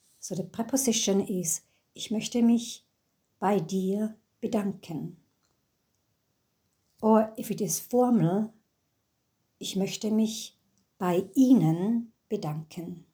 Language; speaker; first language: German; non-native, fluent; English